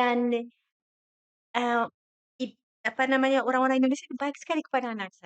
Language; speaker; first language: Indonesian; non-native, fluent; Japanese